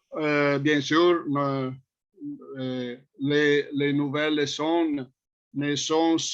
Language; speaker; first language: French; non-native, fluent; Italian